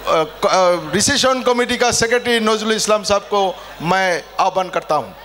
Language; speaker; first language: Hindi; non-native, local second language; Assamese